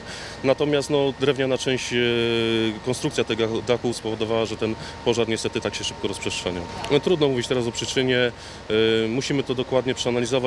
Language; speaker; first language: Polish; native; Polish